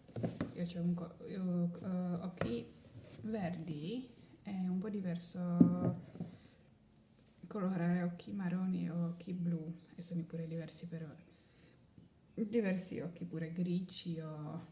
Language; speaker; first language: Italian; non-native, learner; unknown